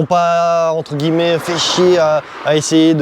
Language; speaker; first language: French; native; French